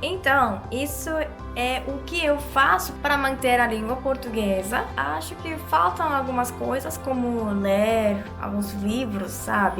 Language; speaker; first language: Portuguese; non-native, fluent; Korean